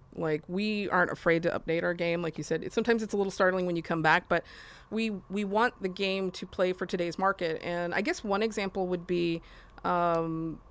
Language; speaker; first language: English; native; English